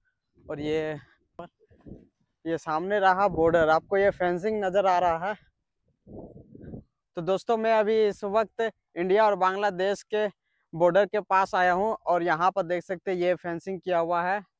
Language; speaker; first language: Hindi; native; Hindi